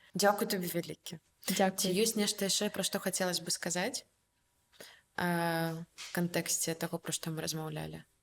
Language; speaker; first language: Belarusian; native; Belarusian